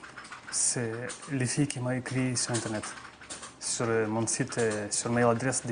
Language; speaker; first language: French; non-native, fluent; Russian